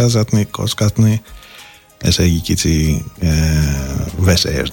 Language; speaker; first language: Hungarian; non-native, learner; Greek